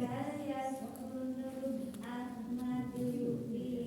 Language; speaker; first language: Arabic; non-native, learner; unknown